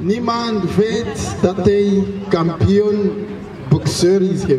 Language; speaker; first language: Dutch; non-native, fluent; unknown